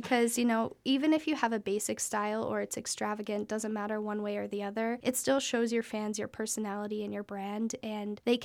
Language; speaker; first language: English; native; English